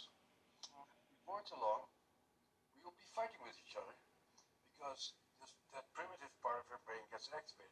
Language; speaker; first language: English; non-native, fluent; Dutch